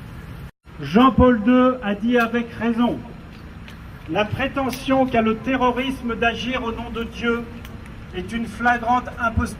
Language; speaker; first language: French; native; French